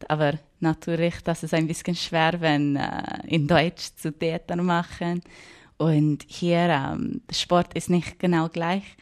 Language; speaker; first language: German; non-native, learner; English